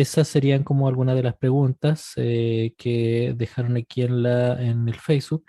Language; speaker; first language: Spanish; native; Spanish